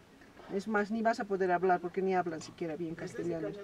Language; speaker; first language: Spanish; native; Spanish